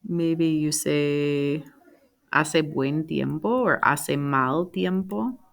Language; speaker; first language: Spanish; non-native, fluent; English